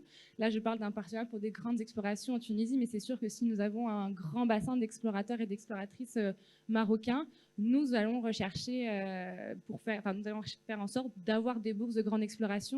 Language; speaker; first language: French; native; French